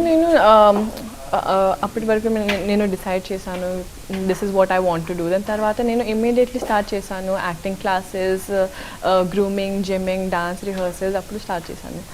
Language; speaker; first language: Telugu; non-native, local second language; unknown